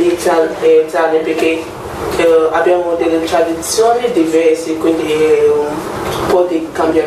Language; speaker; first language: Italian; non-native, learner; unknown